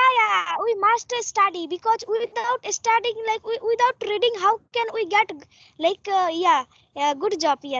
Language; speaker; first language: English; non-native, learner; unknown